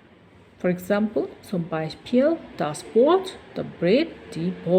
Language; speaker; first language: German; non-native, learner; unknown